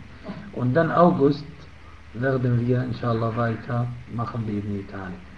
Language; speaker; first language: German; non-native, fluent; Arabic